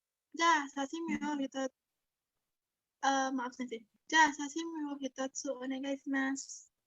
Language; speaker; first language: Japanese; non-native, learner; Indonesian